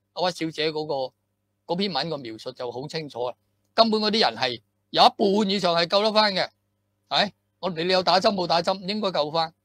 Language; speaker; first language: Chinese; non-native, local second language; Cantonese